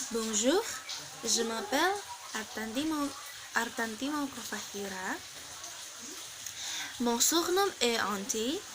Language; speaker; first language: French; non-native, learner; Indonesian